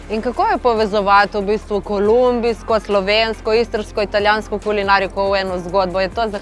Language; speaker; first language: Slovenian; native; Slovenian